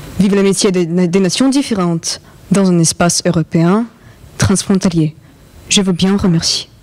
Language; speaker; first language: French; non-native, fluent; Russian